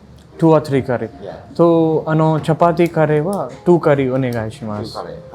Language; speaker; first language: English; non-native, local second language; Telugu